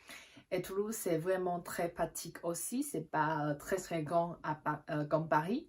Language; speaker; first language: French; non-native, fluent; Chinese